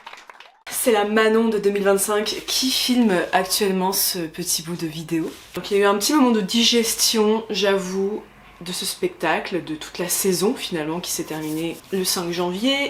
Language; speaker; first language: French; native; French